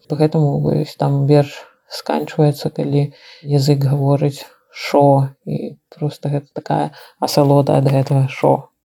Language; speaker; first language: Belarusian; native; Belarusian